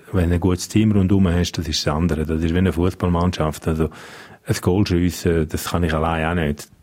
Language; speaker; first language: German; non-native, local second language; Romansh